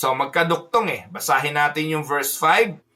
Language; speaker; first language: Filipino; native; Filipino